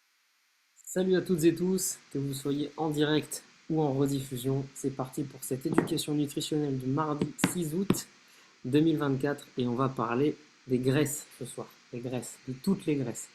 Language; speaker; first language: French; native; French